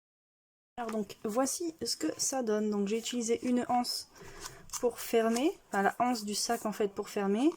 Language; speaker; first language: French; native; French